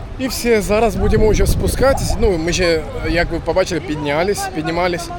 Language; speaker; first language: Ukrainian; native; Ukrainian